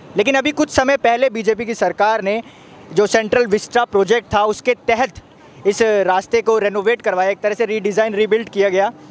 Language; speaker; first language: Hindi; native; Hindi